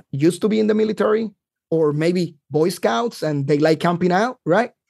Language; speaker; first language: English; non-native, fluent; Spanish